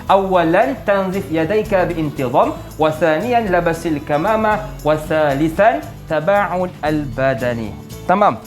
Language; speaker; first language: Arabic; non-native, fluent; Malay